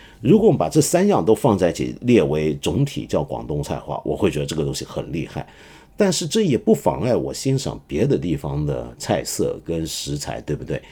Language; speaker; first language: Chinese; non-native, local second language; Cantonese